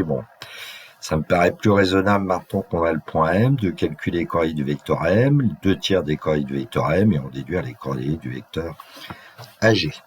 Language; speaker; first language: French; native; French